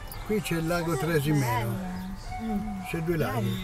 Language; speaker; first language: Italian; native; Italian